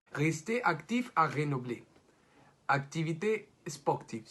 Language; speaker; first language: French; non-native, learner; Spanish